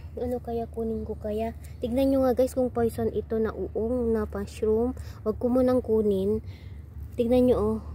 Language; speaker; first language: Filipino; non-native, local second language; Iloko